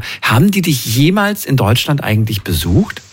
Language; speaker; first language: German; native; German